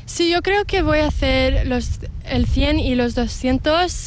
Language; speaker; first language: Spanish; early bilingual, heritage; Spanish